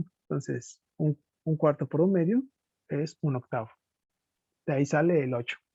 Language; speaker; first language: Spanish; native; Spanish